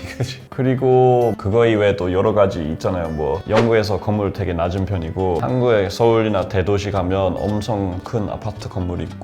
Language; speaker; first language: Korean; non-native, fluent; English